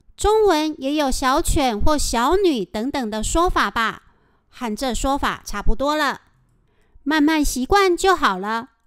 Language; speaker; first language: Chinese; non-native, fluent; Japanese